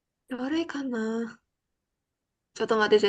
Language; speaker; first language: Japanese; non-native, learner; Indonesian